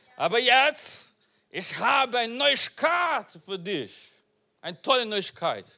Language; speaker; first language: German; non-native, learner; Portuguese